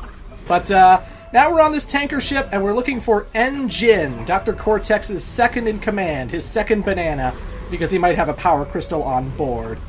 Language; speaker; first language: English; native; English